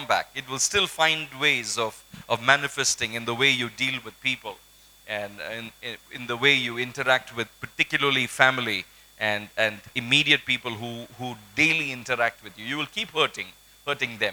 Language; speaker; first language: English; non-native, local second language; Malayalam